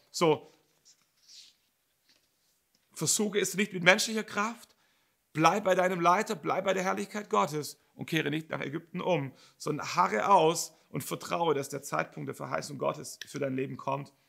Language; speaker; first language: German; native; German